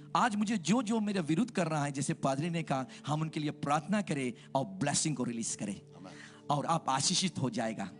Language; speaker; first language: Hindi; native; Hindi